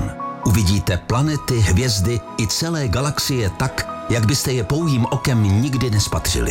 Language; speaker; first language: Czech; native; Czech